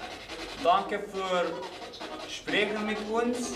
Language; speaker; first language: German; non-native, learner; Slovenian